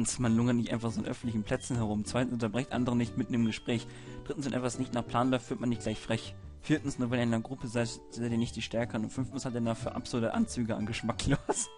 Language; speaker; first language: German; native; German